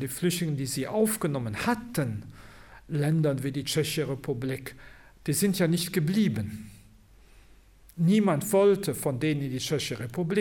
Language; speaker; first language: German; non-native, local second language; Luxembourgish